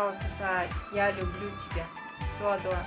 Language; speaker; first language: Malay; non-native, learner; Russian